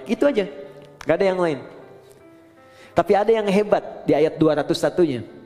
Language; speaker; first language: Indonesian; native; Indonesian